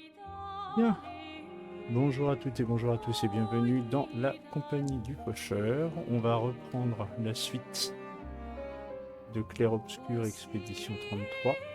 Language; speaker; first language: French; native; French